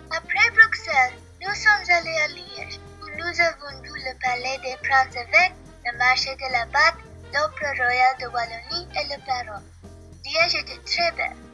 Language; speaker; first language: French; non-native, learner; English